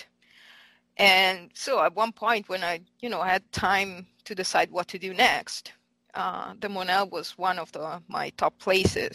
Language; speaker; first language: English; non-native, fluent; Italian